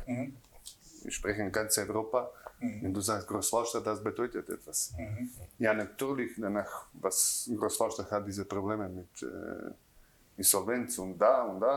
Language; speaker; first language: German; non-native, learner; Croatian